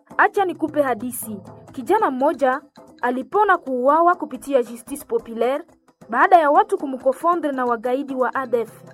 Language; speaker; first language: Swahili; non-native, local second language; Nande